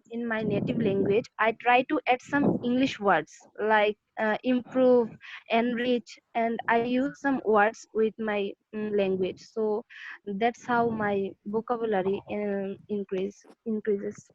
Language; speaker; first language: English; non-native, learner; Bangla